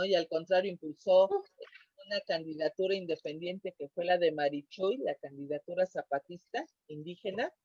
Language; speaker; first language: Spanish; native; Spanish